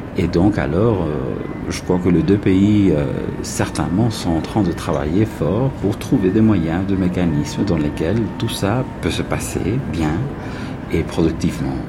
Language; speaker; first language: French; non-native, fluent; Spanish